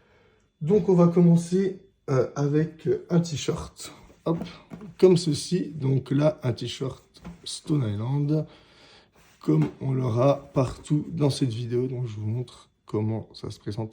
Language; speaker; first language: French; native; French